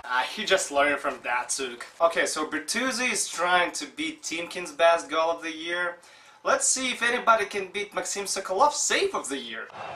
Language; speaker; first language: English; non-native, fluent; Russian